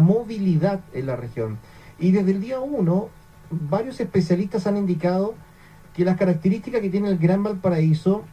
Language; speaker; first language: Spanish; native; Spanish